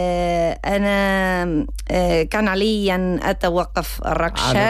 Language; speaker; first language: Arabic; non-native, learner; Spanish